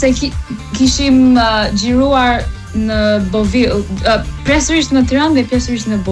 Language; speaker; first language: Albanian; early bilingual, heritage; English